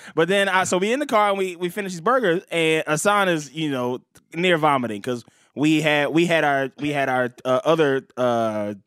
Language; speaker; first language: English; native; English